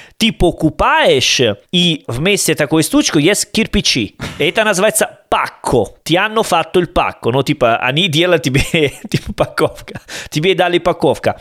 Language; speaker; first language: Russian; non-native, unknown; Italian